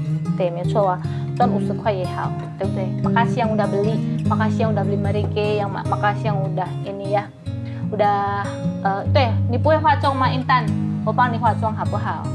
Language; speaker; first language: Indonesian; non-native, local second language; Javanese